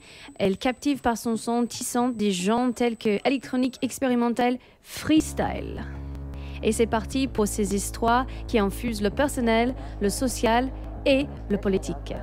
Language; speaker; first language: French; native; French